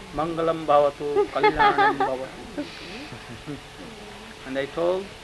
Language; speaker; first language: English; non-native, local second language; Hindi